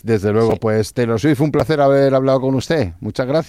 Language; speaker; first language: Spanish; native; Spanish